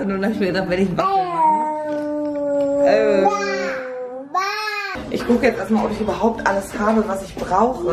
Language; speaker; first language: German; native; German